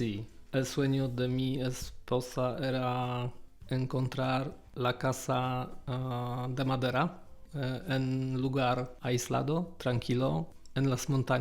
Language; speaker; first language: Spanish; non-native, learner; Polish